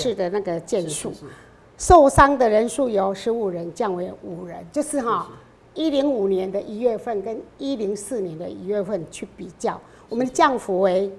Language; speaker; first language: Chinese; non-native, local second language; Min Nan Chinese